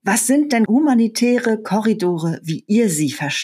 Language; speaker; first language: German; native; German